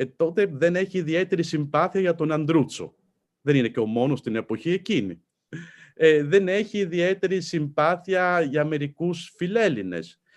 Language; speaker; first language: Greek; non-native, fluent; Italian